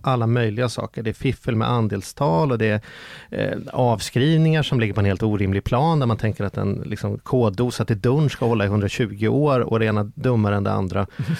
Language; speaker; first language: Swedish; native; Swedish